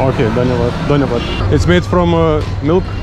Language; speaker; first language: English; non-native, learner; Lithuanian